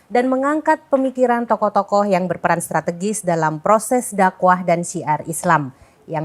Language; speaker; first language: Indonesian; native; Indonesian